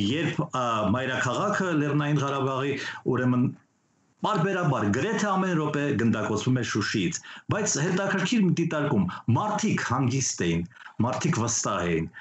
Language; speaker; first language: Armenian; native; Armenian